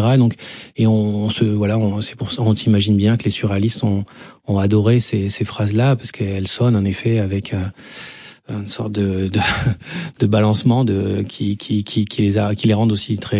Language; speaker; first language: French; native; French